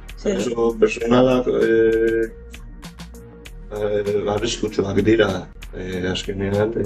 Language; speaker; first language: Basque; non-native, learner; Spanish